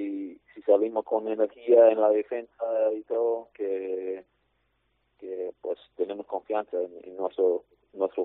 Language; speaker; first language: Spanish; non-native, fluent; English